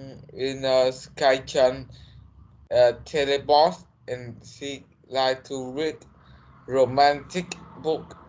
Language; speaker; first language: English; non-native, learner; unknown